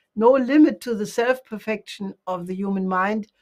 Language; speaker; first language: English; non-native, fluent; German